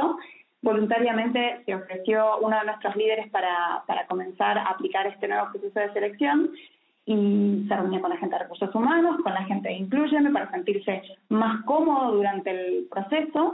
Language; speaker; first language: Spanish; native; Spanish